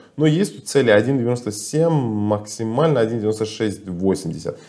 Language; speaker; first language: Russian; non-native, fluent; Persian